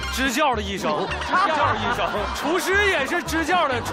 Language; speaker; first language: Chinese; native; Chinese